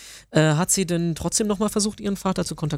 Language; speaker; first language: German; native; German